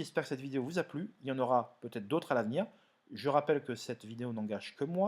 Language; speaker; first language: French; native; French